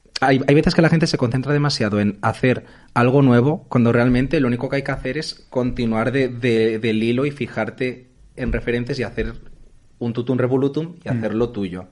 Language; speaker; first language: Spanish; native; Spanish